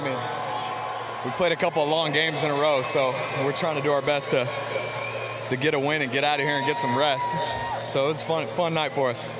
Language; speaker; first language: English; native; English